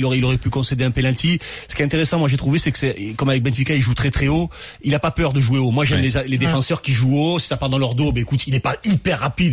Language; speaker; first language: French; native; French